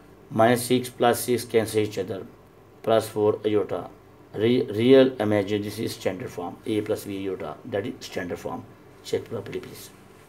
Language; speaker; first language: English; non-native, local second language; Urdu